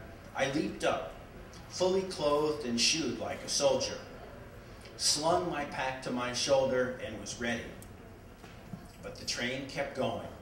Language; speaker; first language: English; native; English